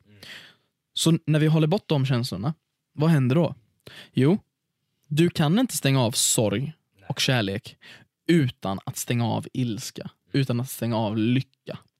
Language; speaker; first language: Swedish; early bilingual, other home language; Arabic